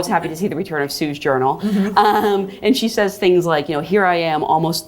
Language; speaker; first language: English; native; English